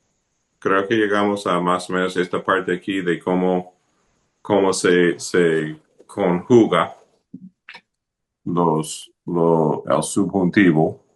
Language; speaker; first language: Spanish; non-native, fluent; English